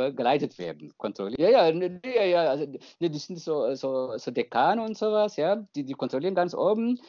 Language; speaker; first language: German; non-native, fluent; Tigrinya